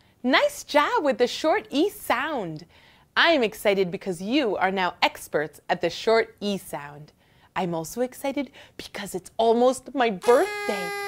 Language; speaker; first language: English; early bilingual, other home language; Spanish